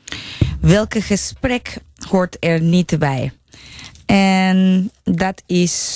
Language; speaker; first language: Dutch; non-native, learner; Spanish